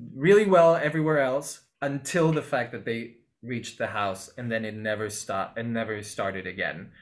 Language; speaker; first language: English; non-native, fluent; Spanish